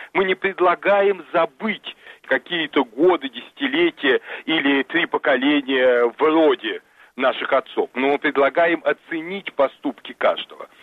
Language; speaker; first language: Russian; native; Russian